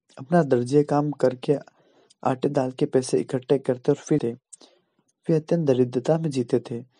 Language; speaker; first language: Hindi; native; Hindi